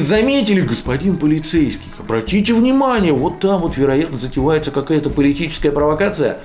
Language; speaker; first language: Russian; native; Russian